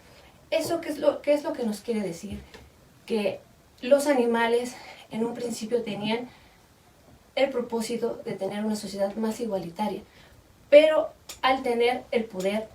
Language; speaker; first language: Spanish; native; Spanish